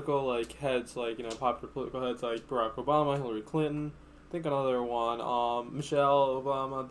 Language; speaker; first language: English; native; English